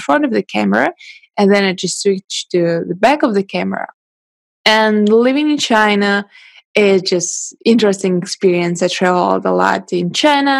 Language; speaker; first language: English; non-native, fluent; Russian